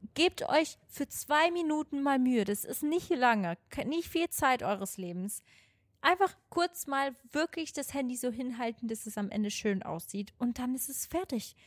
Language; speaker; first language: German; non-native, fluent; Portuguese